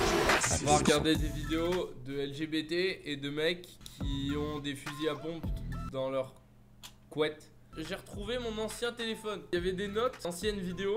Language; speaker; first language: French; native; French